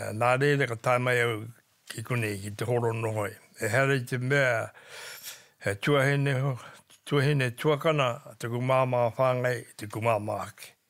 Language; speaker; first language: Māori; native; Māori